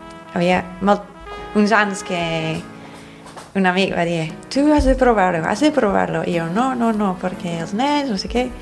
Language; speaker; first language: Catalan; non-native, fluent; English